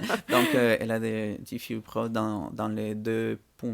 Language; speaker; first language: French; non-native, fluent; Spanish